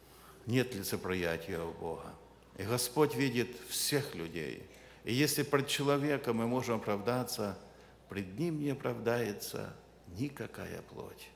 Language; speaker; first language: Russian; non-native, local second language; Ukrainian